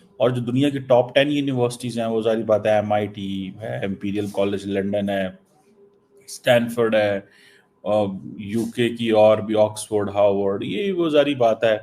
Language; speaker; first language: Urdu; non-native, local second language; Punjabi